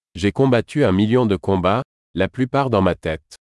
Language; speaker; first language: French; native; French